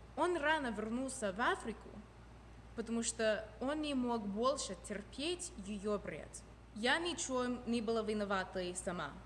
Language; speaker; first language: Russian; non-native, fluent; English